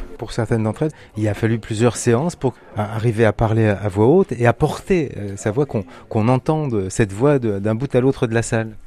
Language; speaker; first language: French; native; French